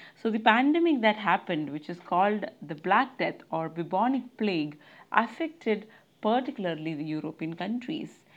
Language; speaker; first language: English; non-native, local second language; Malayalam